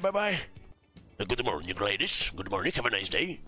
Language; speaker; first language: English; non-native, learner; Polish